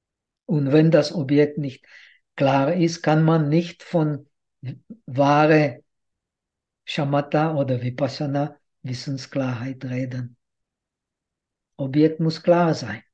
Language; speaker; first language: German; non-native, fluent; Czech